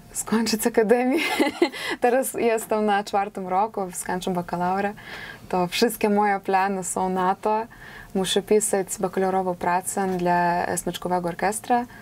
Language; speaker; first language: Polish; native; Polish